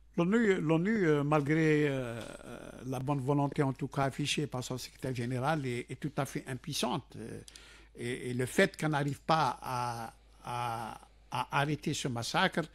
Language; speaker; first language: French; non-native, local second language; Arabic